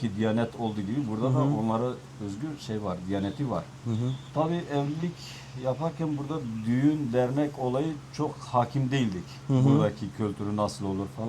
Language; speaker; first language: Turkish; native; Turkish